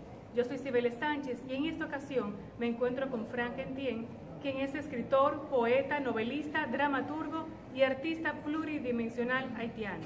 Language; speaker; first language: Spanish; native; Spanish